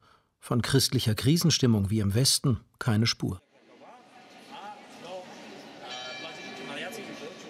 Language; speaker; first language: German; native; German